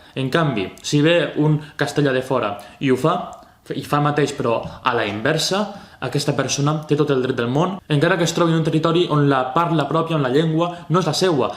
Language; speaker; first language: Catalan; native; Catalan